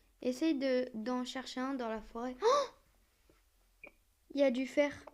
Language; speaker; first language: French; native; French